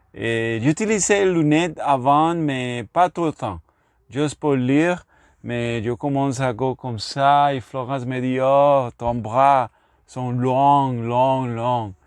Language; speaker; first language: French; non-native, learner; Spanish